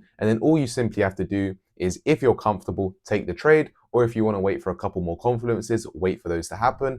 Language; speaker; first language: English; native; English